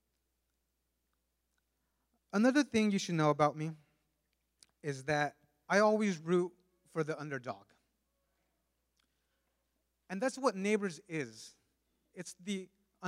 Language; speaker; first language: English; early bilingual, other home language; Spanish